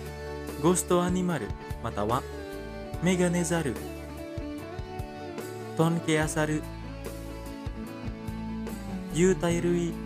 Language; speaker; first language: Japanese; non-native, fluent; Indonesian